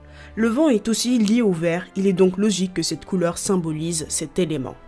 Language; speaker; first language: French; native; French